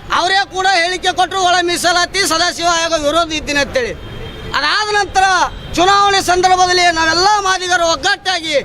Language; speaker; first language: Kannada; native; Kannada